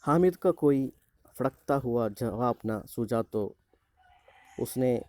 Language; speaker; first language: Hindi; non-native, local second language; Malayalam